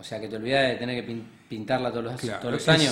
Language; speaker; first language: Spanish; native; Spanish